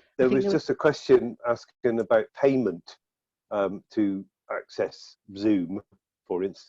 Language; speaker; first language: English; native; English